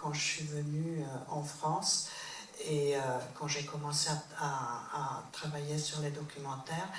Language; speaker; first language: French; non-native, fluent; Czech